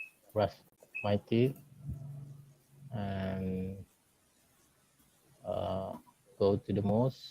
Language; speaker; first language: English; non-native, learner; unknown